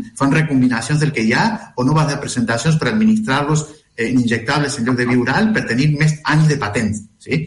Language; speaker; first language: Catalan; non-native, fluent; Spanish